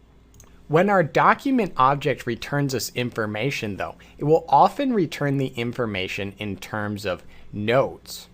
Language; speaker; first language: English; native; English